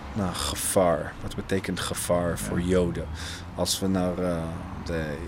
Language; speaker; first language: Dutch; non-native, fluent; Hebrew